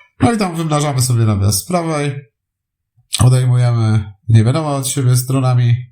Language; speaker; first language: Polish; native; Polish